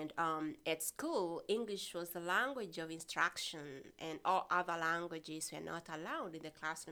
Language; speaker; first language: English; non-native, local second language; Meru